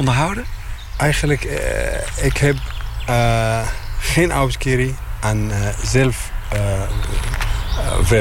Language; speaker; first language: Dutch; non-native, learner; Arabic